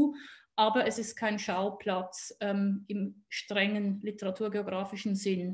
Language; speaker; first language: German; native; German